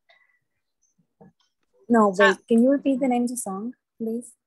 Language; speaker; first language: English; non-native, learner; Spanish